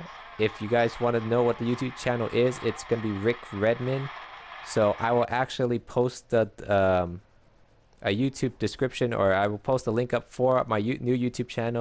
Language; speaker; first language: English; native; English